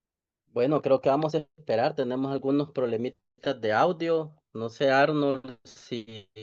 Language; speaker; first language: Spanish; native; Spanish